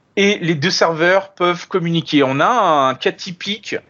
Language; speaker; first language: French; native; French